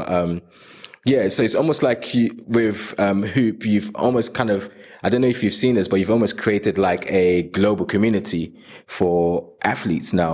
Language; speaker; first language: English; non-native, local second language; Yoruba